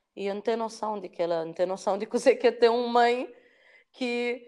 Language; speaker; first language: Portuguese; non-native, local second language; Kabuverdianu